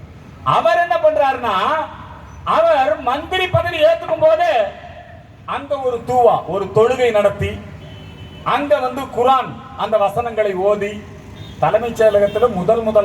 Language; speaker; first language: Tamil; native; Tamil